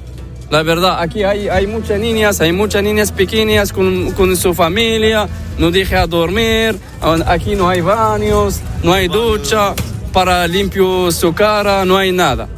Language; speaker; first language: Spanish; non-native, learner; Arabic